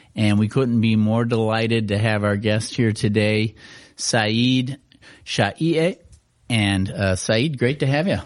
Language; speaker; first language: English; native; English